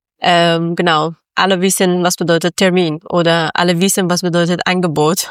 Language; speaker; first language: German; non-native, learner; Persian